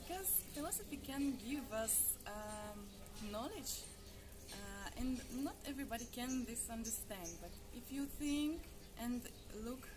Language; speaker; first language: English; non-native, learner; Russian